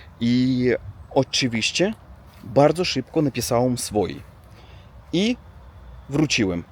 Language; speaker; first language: Polish; non-native, learner; Russian